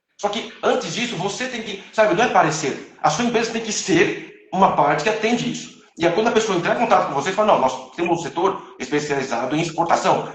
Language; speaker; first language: Portuguese; non-native, fluent; Chinese